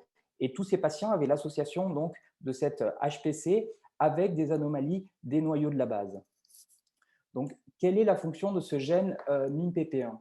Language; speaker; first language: French; native; French